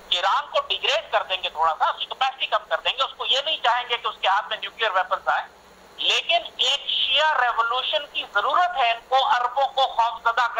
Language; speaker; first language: Urdu; native; Urdu